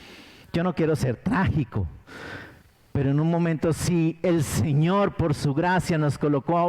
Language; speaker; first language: Spanish; native; Spanish